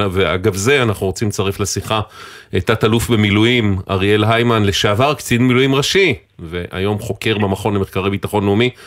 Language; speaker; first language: Hebrew; native; Hebrew